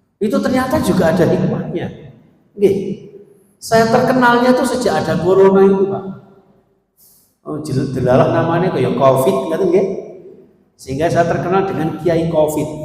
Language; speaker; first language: Indonesian; non-native, local second language; Javanese